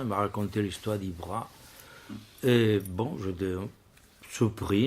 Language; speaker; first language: French; non-native, learner; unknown